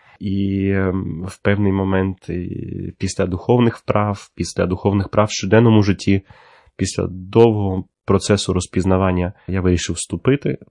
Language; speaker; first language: Ukrainian; early bilingual, heritage; Ukrainian